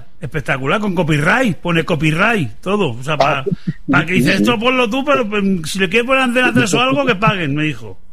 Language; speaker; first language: Spanish; native; Spanish